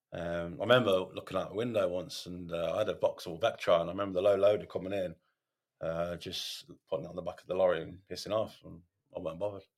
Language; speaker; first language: English; native; English